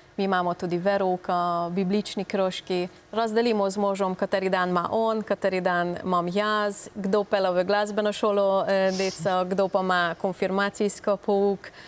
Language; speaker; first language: Slovenian; non-native, learner; Hungarian